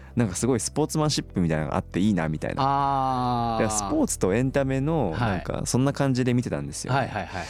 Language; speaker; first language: Japanese; early bilingual, other home language; Korean